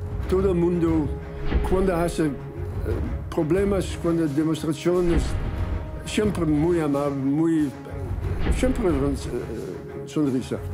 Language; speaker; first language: Spanish; non-native, learner; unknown